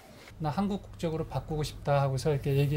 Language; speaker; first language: Korean; native; Korean